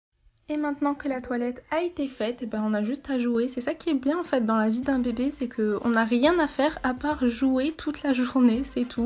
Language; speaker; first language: French; native; French